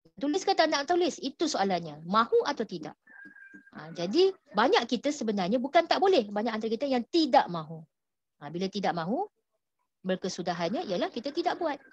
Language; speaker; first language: Malay; native; Malay